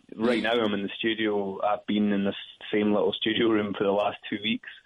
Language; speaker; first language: English; native; English